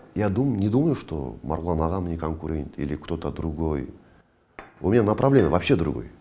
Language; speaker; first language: Russian; non-native, local second language; Kazakh